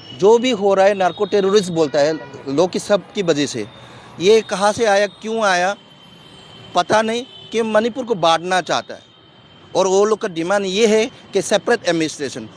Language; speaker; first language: Hindi; non-native, local second language; Manipuri